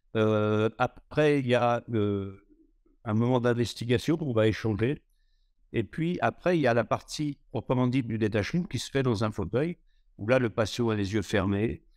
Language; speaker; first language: French; native; French